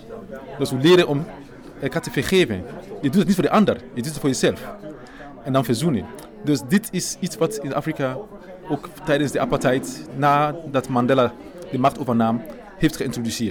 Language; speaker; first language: Dutch; non-native, fluent; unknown